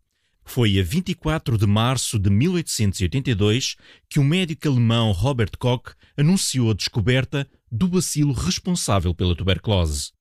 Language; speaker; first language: Portuguese; native; Portuguese